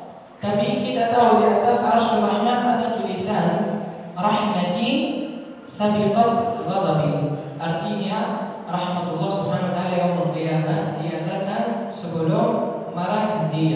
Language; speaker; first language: Indonesian; non-native, learner; Arabic